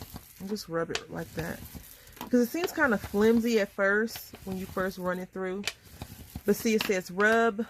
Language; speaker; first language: English; native; English